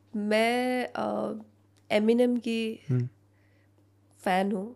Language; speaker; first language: Hindi; non-native, local second language; Assamese